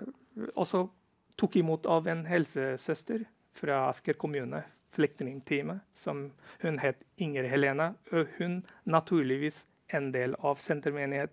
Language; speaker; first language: Norwegian; non-native, fluent; Rohingya